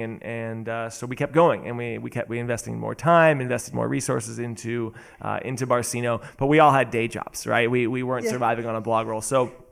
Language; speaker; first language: English; native; English